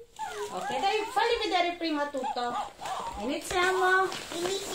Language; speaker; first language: Italian; non-native, learner; Filipino